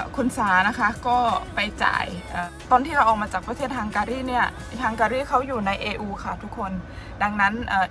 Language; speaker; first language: Thai; native; Thai